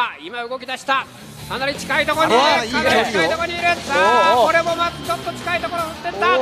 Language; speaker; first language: Japanese; native; Japanese